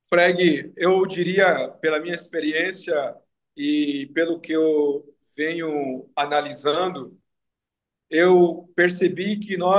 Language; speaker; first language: Portuguese; non-native, local second language; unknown